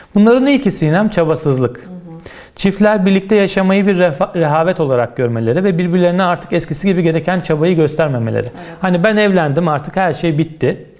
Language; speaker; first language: Turkish; native; Turkish